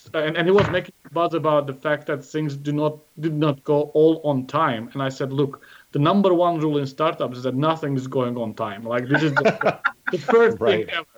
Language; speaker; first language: English; non-native, fluent; Azerbaijani